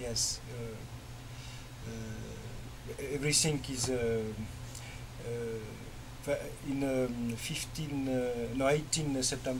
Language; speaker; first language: English; non-native, learner; French